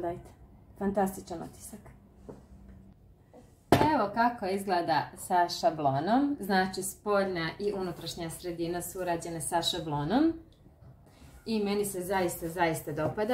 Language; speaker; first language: Croatian; native; Croatian